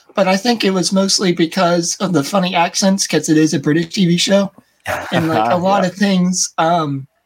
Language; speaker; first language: English; native; English